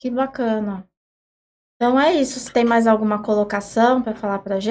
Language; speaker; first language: Portuguese; native; Portuguese